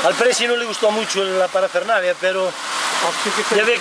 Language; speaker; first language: Spanish; non-native, local second language; Galician